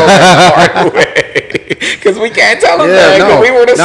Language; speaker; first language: English; native; English